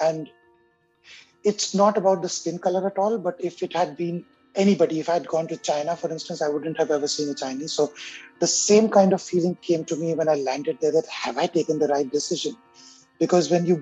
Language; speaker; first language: English; non-native, local second language; Hindi